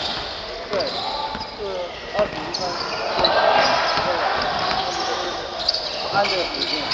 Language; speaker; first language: Chinese; non-native, local second language; Cantonese